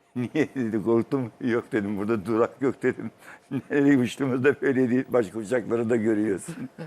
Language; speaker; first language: Turkish; native; Turkish